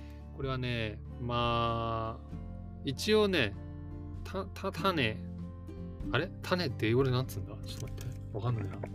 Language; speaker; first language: Japanese; native; Japanese